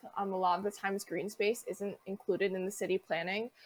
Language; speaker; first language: English; native; English